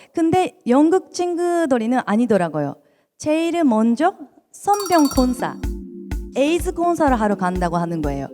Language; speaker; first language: Korean; non-native, fluent; Japanese